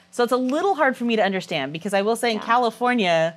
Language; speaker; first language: English; native; English